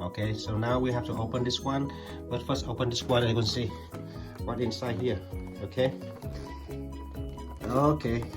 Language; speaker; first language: English; non-native, learner; Vietnamese